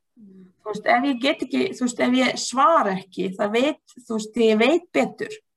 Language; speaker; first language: Icelandic; non-native, fluent; Bosnian